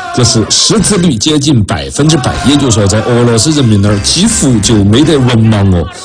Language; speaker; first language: Chinese; native; Chinese